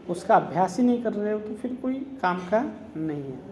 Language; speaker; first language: Hindi; non-native, local second language; Marathi